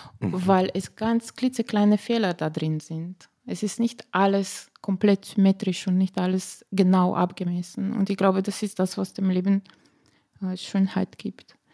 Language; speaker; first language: German; non-native, fluent; Slovenian